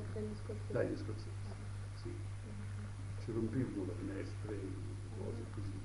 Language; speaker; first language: Italian; early bilingual, heritage; Italian